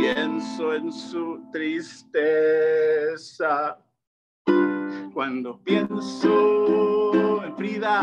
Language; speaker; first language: Spanish; early bilingual, other home language; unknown